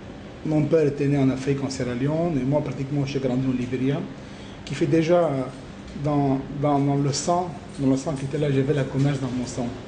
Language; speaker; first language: French; non-native, local second language; Arabic